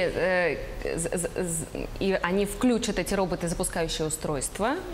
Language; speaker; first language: Russian; native; Russian